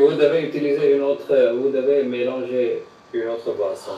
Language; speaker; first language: French; non-native, fluent; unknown